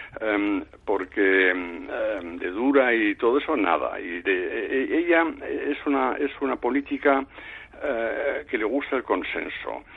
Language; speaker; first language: Spanish; non-native, fluent; German